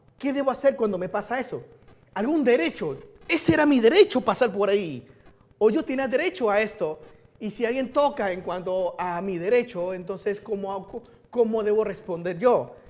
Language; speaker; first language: Spanish; early bilingual, other home language; Chinese